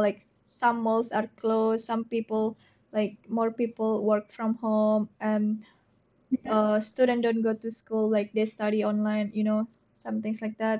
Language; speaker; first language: English; non-native, fluent; Indonesian